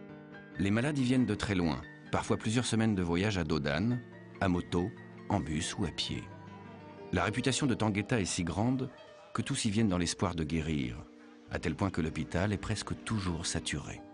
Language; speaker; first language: French; native; French